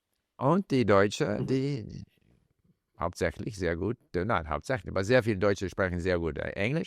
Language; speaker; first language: German; non-native, fluent; English